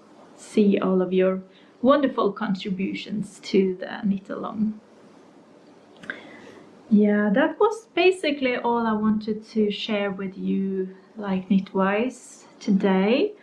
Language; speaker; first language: English; non-native, fluent; Norwegian